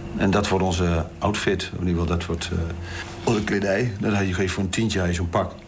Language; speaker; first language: Dutch; native; Dutch